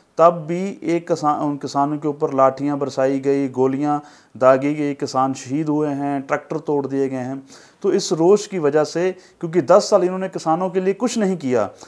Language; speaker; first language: Hindi; non-native, local second language; Punjabi